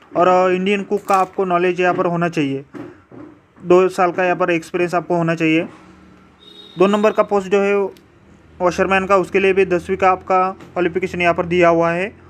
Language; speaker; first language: Hindi; non-native, local second language; Marathi